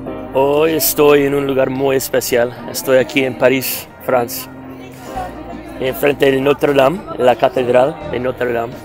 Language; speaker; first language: Spanish; non-native, fluent; English